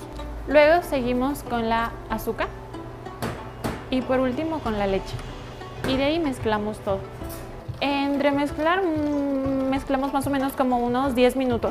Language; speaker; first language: Spanish; native; Spanish